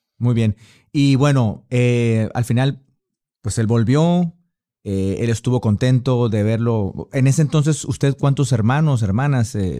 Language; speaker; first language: Spanish; native; Spanish